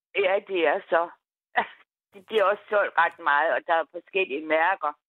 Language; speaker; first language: Danish; native; Danish